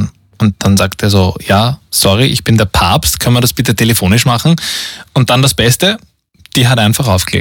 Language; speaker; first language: German; native; German